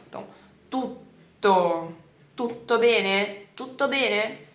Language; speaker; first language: Italian; non-native, fluent; Portuguese